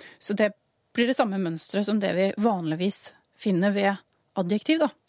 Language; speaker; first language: Norwegian; native; Norwegian